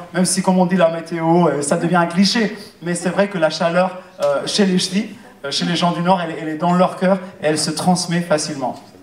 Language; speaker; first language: French; non-native, fluent; Albanian